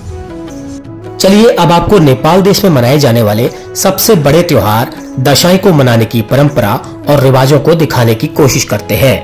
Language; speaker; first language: Hindi; native; Hindi